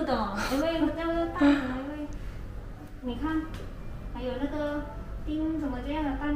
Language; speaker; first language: Chinese; non-native, learner; Thai